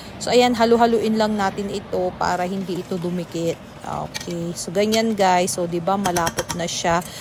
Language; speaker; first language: Filipino; non-native, local second language; Pangasinan